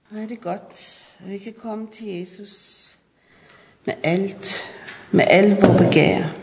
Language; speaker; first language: Danish; non-native, fluent; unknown